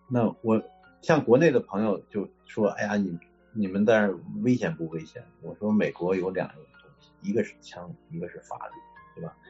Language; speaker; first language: Chinese; native; Chinese